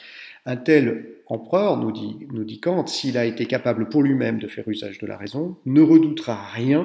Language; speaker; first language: French; native; French